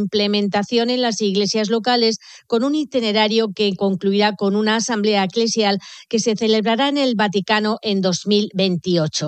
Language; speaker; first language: Spanish; native; Spanish